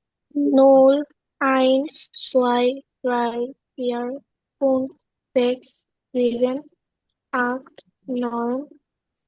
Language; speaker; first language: German; non-native, learner; Bangla